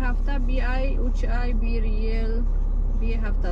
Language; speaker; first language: Turkish; non-native, fluent; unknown